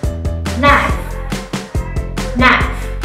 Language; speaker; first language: English; non-native, learner; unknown